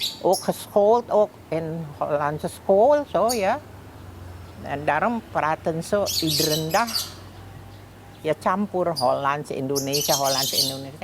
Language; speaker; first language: Dutch; early bilingual, heritage; Indonesian